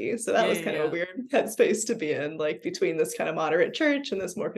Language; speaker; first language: English; native; English